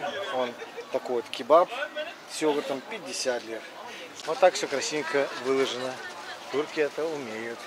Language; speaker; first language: Russian; native; Russian